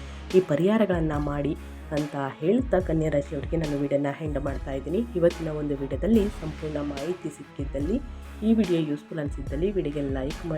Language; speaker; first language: Kannada; native; Kannada